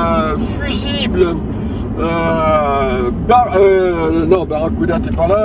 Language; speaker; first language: French; native; French